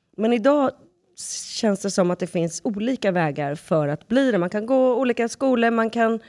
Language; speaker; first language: Swedish; native; Swedish